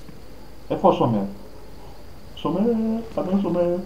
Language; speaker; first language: Hebrew; non-native, fluent; Russian